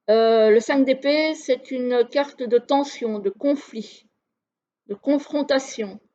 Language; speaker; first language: French; native; French